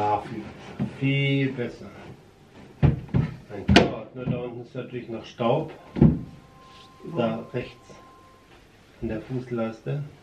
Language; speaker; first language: German; native; German